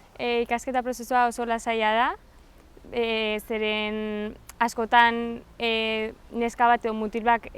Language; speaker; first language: Basque; non-native, local second language; Spanish